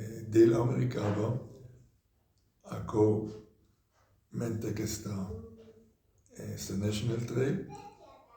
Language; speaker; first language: Hungarian; early bilingual, heritage; Hungarian